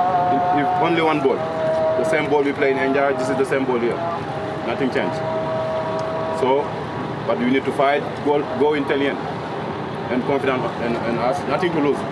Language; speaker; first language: English; non-native, learner; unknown